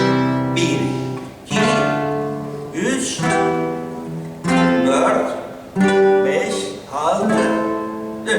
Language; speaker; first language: Turkish; non-native, learner; Spanish